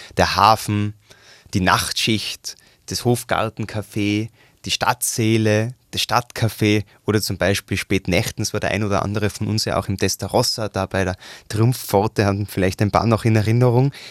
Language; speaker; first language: German; native; German